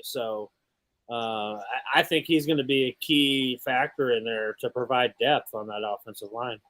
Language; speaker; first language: English; native; English